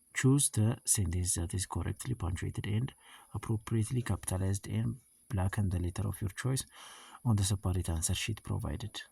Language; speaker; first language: English; non-native, local second language; Amharic